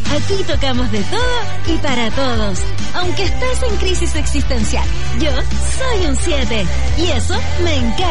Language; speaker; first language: Spanish; native; Spanish